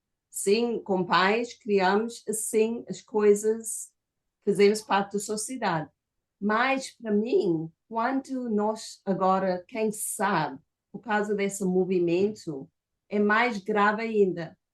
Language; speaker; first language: Portuguese; non-native, fluent; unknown